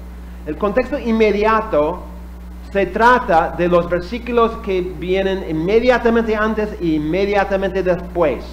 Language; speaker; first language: Spanish; non-native, fluent; English